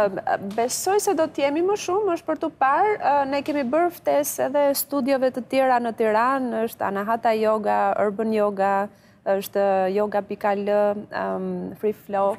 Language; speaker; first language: Albanian; native; Albanian